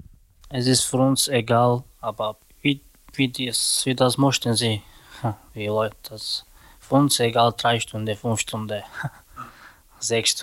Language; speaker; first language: German; non-native, learner; Slovak